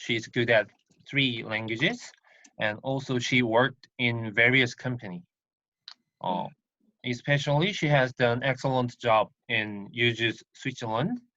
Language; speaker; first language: English; non-native, learner; Korean